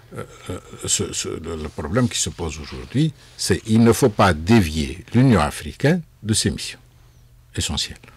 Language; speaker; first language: French; non-native, local second language; Arabic